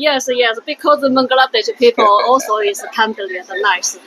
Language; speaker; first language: English; non-native, learner; Chinese